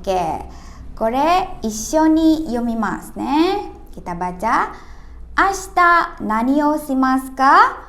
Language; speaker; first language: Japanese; non-native, fluent; Indonesian